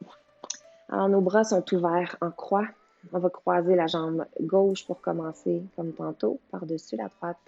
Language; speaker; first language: French; native; French